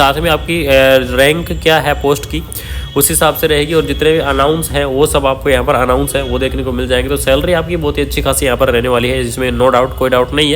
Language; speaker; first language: Hindi; native; Hindi